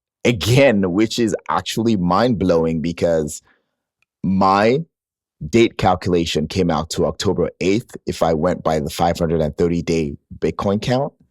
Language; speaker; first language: English; native; English